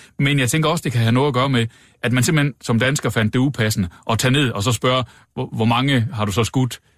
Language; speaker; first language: Danish; native; Danish